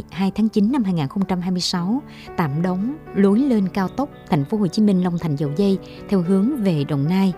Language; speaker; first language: Vietnamese; native; Vietnamese